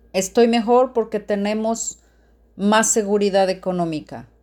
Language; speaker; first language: Spanish; native; Spanish